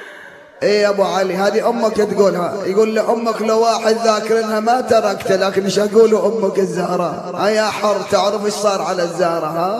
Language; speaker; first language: Arabic; native; Arabic